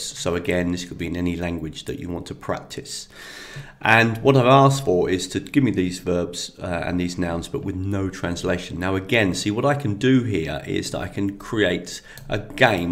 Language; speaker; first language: English; native; English